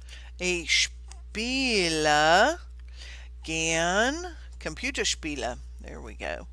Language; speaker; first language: German; non-native, fluent; English